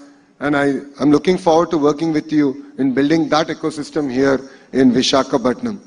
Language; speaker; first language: English; non-native, local second language; Telugu